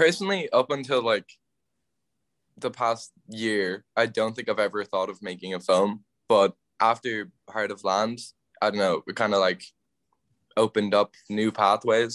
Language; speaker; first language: English; native; English